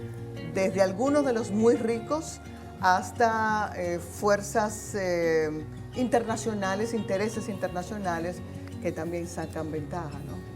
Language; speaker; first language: Spanish; native; Spanish